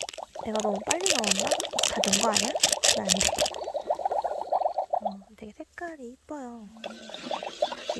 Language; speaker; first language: Korean; native; Korean